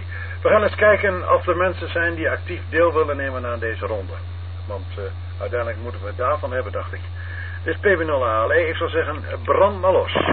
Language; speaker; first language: Dutch; native; Dutch